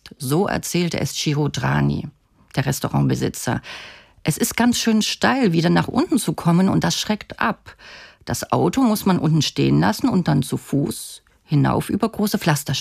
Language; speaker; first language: German; native; German